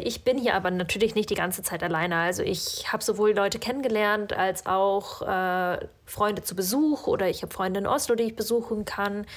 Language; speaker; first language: German; early bilingual, other home language; Russian